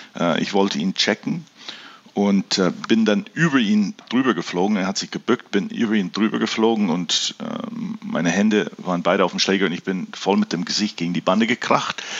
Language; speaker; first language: German; early bilingual, heritage; German